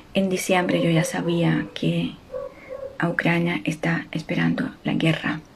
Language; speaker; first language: Spanish; non-native, fluent; Ukrainian